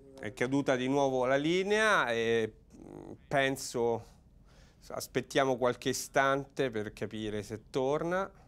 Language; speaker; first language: Italian; native; Italian